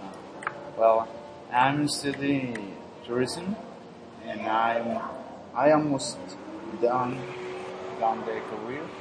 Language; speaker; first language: English; non-native, learner; Spanish